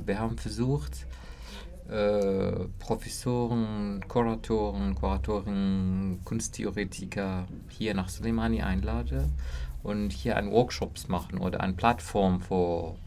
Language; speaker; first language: German; non-native, learner; Kurdish